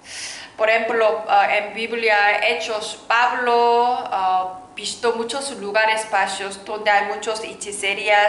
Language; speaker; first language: Spanish; non-native, learner; Korean